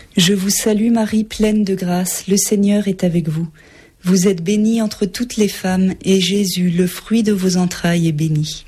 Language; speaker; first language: French; native; French